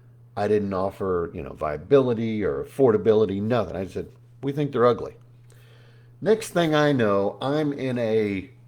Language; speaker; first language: English; native; English